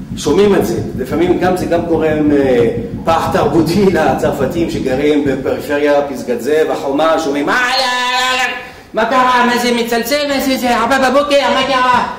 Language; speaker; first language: Hebrew; non-native, fluent; French